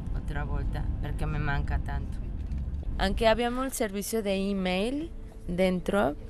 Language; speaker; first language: Italian; non-native, learner; Spanish